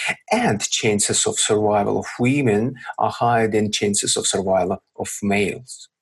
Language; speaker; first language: English; non-native, fluent; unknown